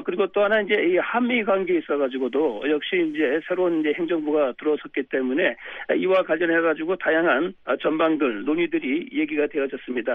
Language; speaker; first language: Korean; native; Korean